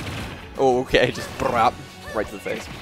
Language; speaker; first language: English; native; English